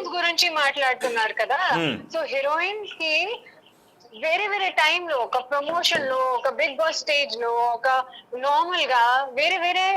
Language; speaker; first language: Telugu; non-native, local second language; Hindi